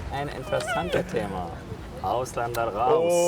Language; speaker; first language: German; non-native, fluent; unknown